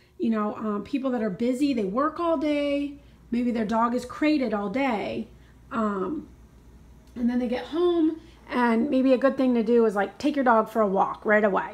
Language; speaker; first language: English; native; English